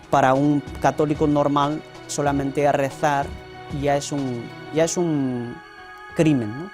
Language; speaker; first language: Spanish; non-native, fluent; Chinese